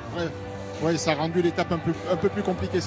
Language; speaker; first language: French; native; French